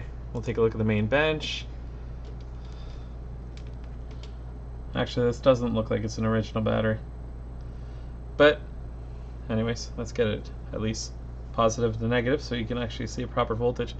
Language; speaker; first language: English; native; English